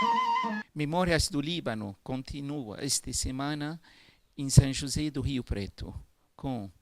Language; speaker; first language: Portuguese; non-native, fluent; Arabic